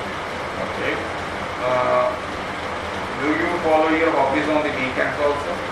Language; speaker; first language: English; non-native, local second language; Punjabi